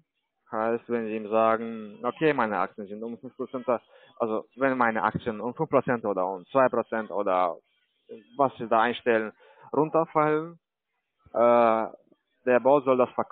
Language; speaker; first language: German; non-native, learner; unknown